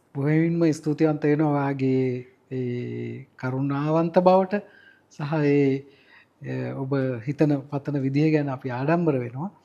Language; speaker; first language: Sinhala; native; Sinhala